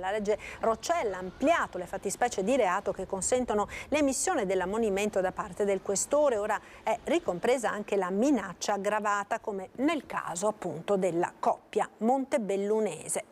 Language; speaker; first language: Italian; native; Italian